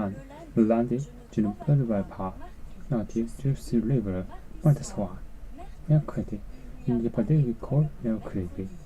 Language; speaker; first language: French; non-native, learner; Japanese